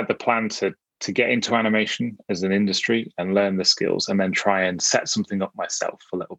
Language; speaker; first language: English; native; English